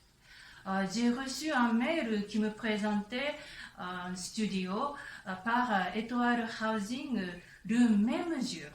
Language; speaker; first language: French; non-native, learner; Japanese